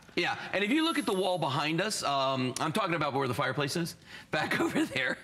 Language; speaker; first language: English; native; English